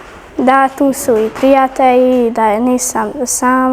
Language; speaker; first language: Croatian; non-native, local second language; Hungarian